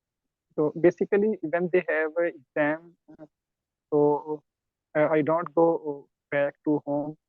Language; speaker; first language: English; non-native, learner; Urdu